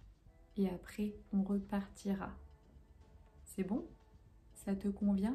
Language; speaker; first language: French; native; French